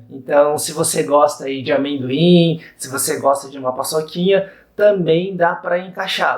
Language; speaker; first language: Portuguese; native; Portuguese